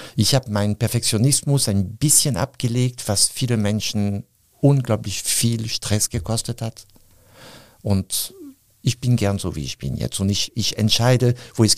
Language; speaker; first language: German; non-native, fluent; French